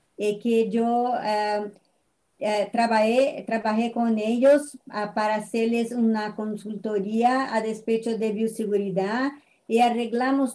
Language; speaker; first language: Spanish; non-native, fluent; Portuguese